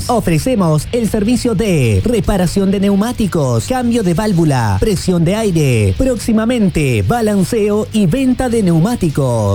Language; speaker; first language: Spanish; native; Spanish